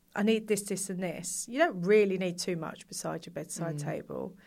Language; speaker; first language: English; native; English